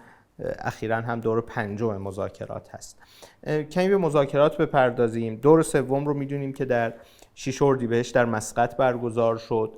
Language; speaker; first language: Persian; native; Persian